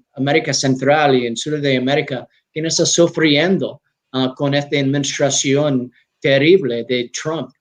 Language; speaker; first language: Spanish; non-native, learner; English